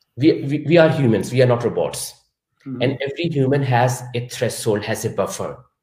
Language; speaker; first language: English; non-native, local second language; Urdu